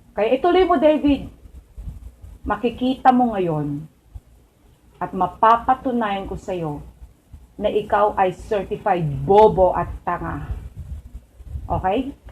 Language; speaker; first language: Filipino; non-native, local second language; Iloko